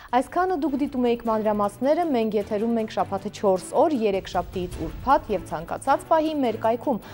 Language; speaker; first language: Armenian; native; Armenian